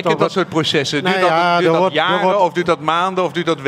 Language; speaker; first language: Dutch; native; Dutch